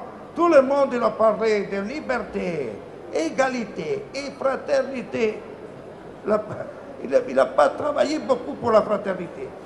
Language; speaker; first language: French; non-native, fluent; Italian